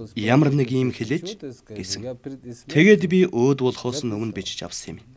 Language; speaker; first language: Mongolian; non-native, fluent; Persian